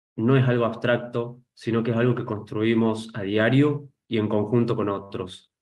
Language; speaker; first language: Spanish; native; Spanish